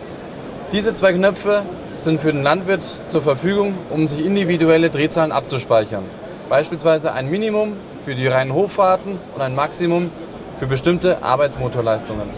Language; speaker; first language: German; native; German